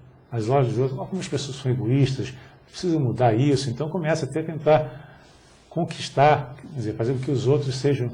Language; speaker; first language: Portuguese; native; Portuguese